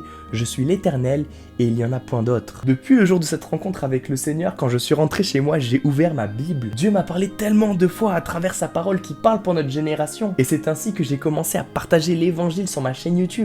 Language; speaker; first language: French; native; French